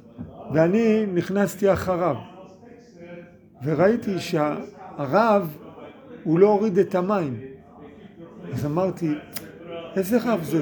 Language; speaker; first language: Hebrew; non-native, fluent; English